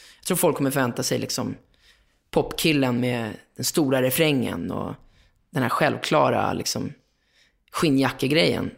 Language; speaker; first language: Swedish; native; Swedish